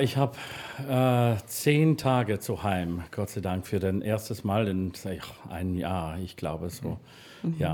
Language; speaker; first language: German; non-native, fluent; English